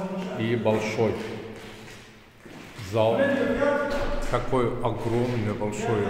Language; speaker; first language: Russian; non-native, learner; Turkish